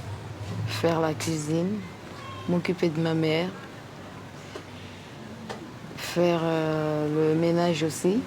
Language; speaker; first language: French; non-native, local second language; Comorian